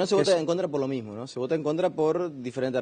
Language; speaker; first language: Spanish; native; Spanish